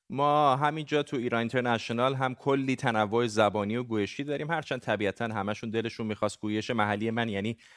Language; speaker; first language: Persian; non-native, local second language; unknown